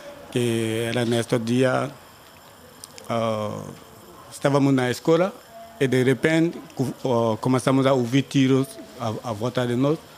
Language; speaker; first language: Portuguese; non-native, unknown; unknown